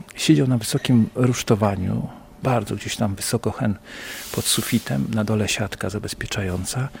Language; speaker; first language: Polish; native; Polish